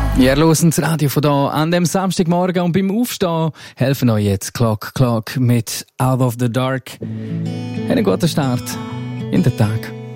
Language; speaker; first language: German; native; German